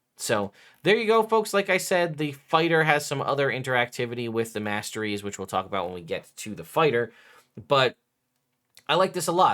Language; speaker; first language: English; native; English